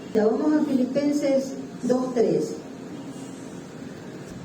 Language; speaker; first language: Spanish; native; Spanish